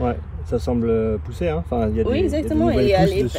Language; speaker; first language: French; native; French